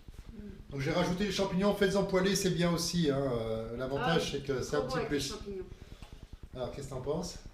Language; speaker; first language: French; native; French